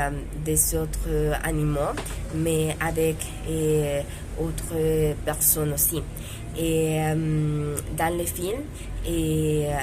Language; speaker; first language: French; non-native, learner; Spanish